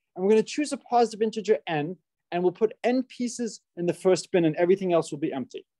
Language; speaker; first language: English; native; English